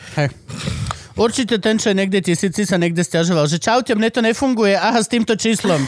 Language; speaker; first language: Slovak; native; Slovak